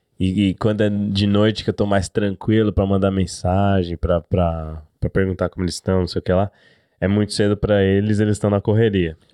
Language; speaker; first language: Portuguese; native; Portuguese